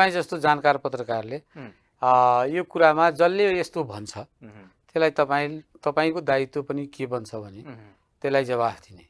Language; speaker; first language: Nepali; native; Nepali